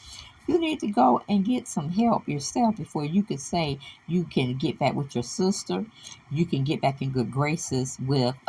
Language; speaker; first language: English; native; English